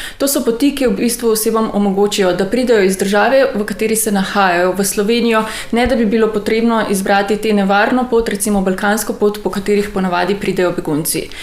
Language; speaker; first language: Slovenian; native; Slovenian